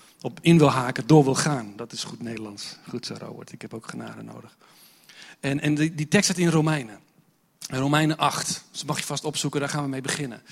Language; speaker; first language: Dutch; non-native, fluent; English